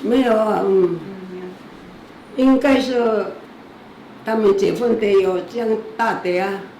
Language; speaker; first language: Chinese; non-native, local second language; Amis